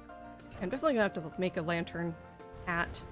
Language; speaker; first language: English; native; English